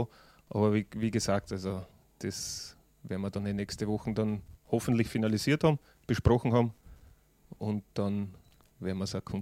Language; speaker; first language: German; native; German